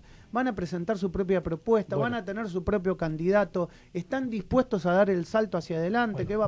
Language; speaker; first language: Spanish; native; Spanish